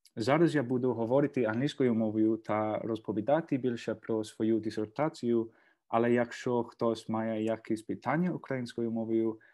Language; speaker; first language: Ukrainian; non-native, fluent; English